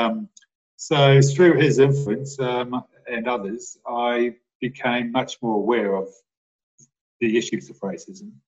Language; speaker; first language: English; native; English